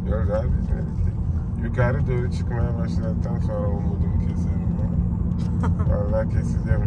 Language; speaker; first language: Turkish; non-native, fluent; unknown